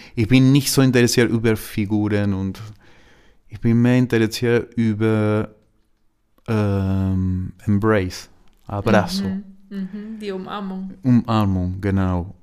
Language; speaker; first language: German; non-native, learner; Spanish